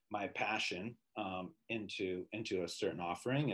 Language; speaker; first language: English; native; English